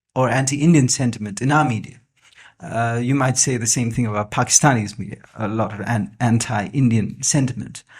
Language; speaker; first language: English; non-native, local second language; Nepali